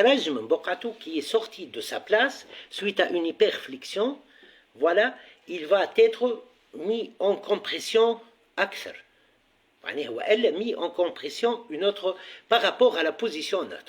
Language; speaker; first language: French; non-native, local second language; Arabic